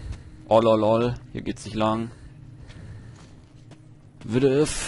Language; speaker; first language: German; native; German